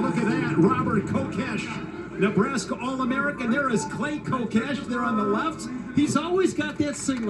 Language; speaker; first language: English; native; English